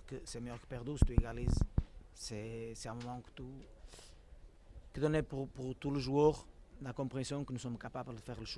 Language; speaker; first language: French; non-native, learner; Portuguese